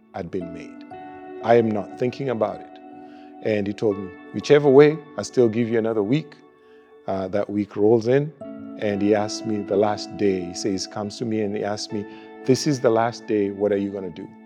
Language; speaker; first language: English; non-native, local second language; Luo (Kenya and Tanzania)